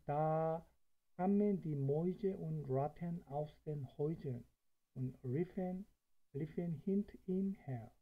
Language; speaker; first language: German; non-native, fluent; Korean